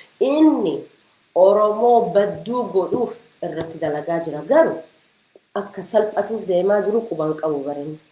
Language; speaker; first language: Oromo; early bilingual, heritage; Oromo